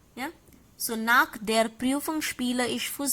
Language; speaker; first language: German; non-native, fluent; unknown